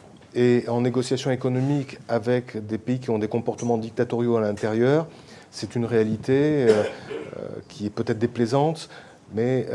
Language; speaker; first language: French; native; French